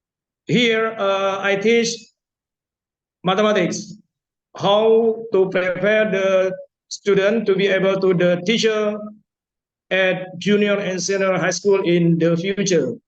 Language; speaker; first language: English; non-native, fluent; Indonesian